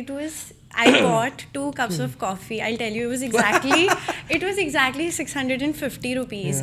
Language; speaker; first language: English; non-native, local second language; Hindi